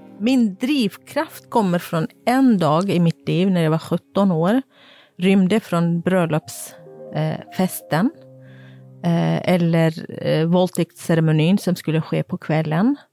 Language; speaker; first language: Swedish; non-native, fluent; Kurdish